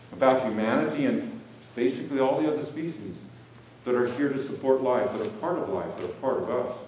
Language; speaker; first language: English; native; English